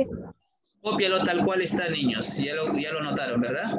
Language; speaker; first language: Spanish; native; Spanish